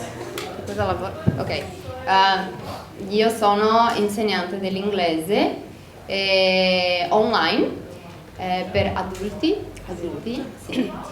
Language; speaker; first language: Italian; non-native, learner; Portuguese